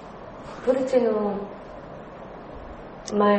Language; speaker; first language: Japanese; non-native, learner; Korean